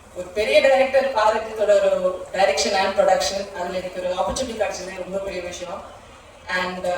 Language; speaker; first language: Tamil; non-native, local second language; Malayalam